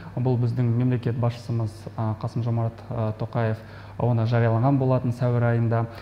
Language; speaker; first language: Kazakh; native; Kazakh